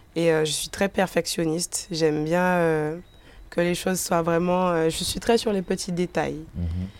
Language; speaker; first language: French; native; French